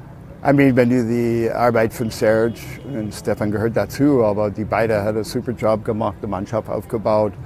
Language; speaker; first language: German; non-native, learner; English